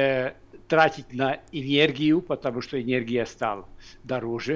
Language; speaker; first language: Russian; non-native, fluent; Hungarian